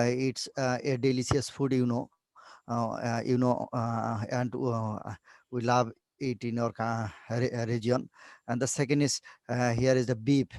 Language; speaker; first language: English; non-native, local second language; Bangla